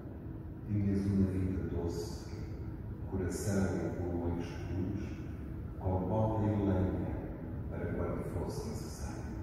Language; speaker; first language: Portuguese; native; Portuguese